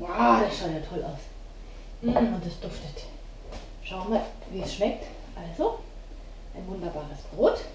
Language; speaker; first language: German; native; German